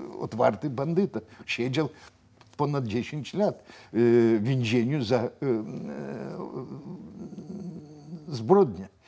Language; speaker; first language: Polish; non-native, fluent; Russian